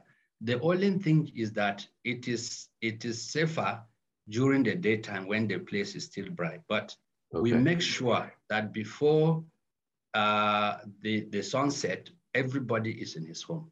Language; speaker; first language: English; non-native, local second language; Hausa